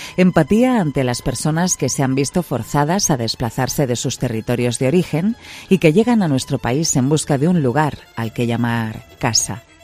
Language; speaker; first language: Spanish; native; Spanish